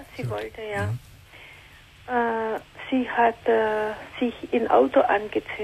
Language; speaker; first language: German; non-native, learner; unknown